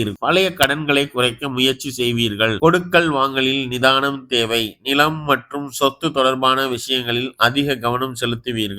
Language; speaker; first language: Tamil; native; Tamil